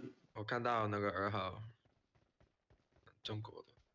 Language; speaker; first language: Chinese; non-native, local second language; Cantonese